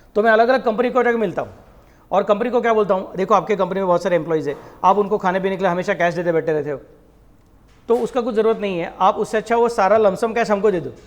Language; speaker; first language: Hindi; non-native, local second language; Marathi